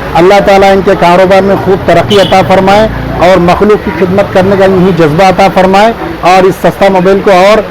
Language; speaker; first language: Urdu; native; Urdu